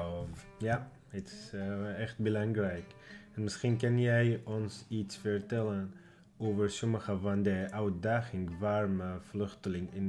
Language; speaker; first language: Dutch; non-native, learner; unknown